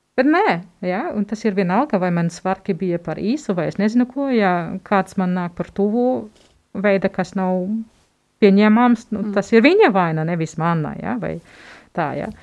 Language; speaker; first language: Latvian; non-native, fluent; German